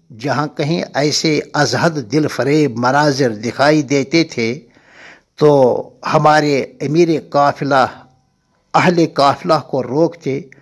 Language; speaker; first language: Urdu; non-native, local second language; Kashmiri